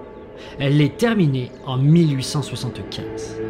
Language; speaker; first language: French; native; French